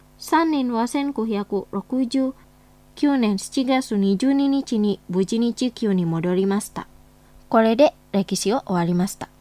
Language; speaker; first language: Japanese; non-native, fluent; Indonesian